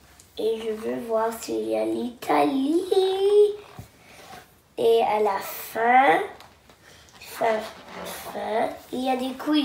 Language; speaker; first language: French; non-native, local second language; English